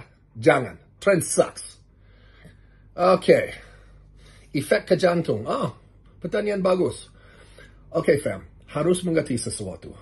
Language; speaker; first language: Indonesian; non-native, learner; English